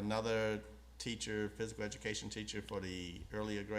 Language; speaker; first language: English; native; English